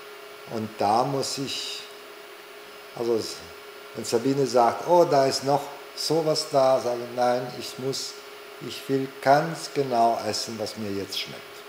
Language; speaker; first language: German; non-native, fluent; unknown